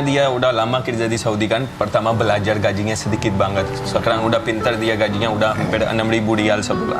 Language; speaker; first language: Indonesian; non-native, fluent; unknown